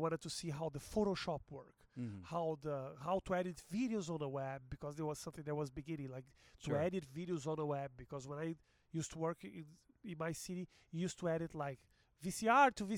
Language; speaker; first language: English; non-native, fluent; Portuguese